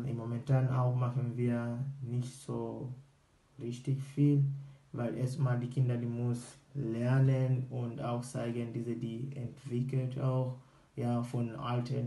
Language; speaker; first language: German; non-native, learner; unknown